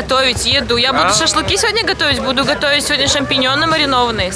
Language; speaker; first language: Russian; native; Russian